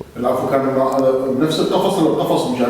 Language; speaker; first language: Arabic; native; Arabic